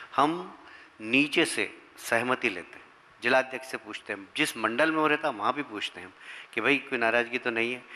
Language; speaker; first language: Hindi; native; Hindi